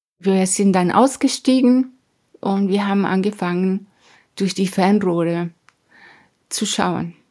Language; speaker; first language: German; non-native, fluent; Spanish